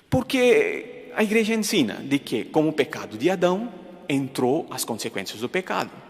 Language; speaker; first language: Portuguese; non-native, fluent; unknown